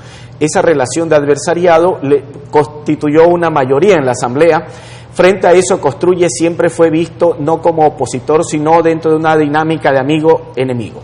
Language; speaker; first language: Spanish; native; Spanish